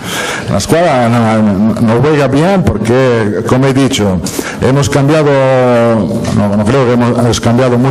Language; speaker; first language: Spanish; non-native, fluent; Italian